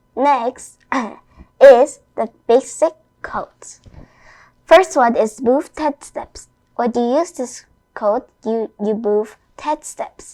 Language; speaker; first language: English; non-native, fluent; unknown